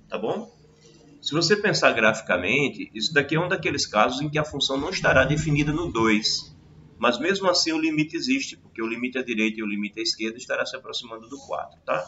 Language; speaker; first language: Portuguese; native; Portuguese